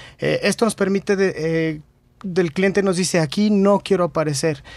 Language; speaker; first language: Spanish; native; Spanish